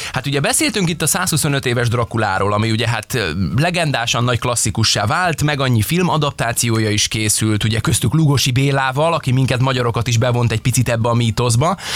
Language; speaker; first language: Hungarian; native; Hungarian